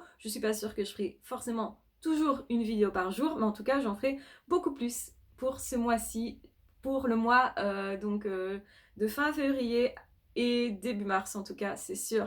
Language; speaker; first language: French; native; French